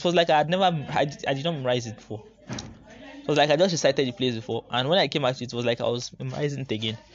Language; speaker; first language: English; non-native, local second language; Yoruba